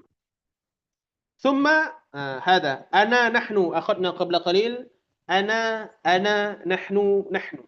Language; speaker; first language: Arabic; non-native, fluent; Indonesian